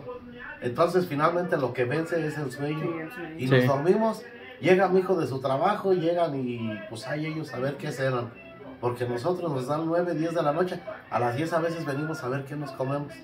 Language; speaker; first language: Spanish; native; Spanish